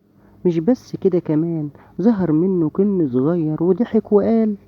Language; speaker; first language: Arabic; native; Arabic